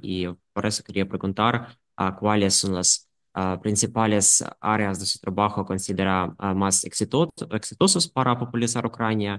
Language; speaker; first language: Spanish; non-native, fluent; Ukrainian